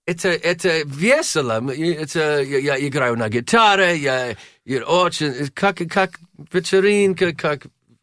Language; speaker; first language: Russian; non-native, learner; English